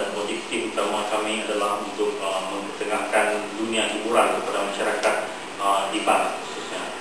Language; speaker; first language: Malay; non-native, local second language; Iban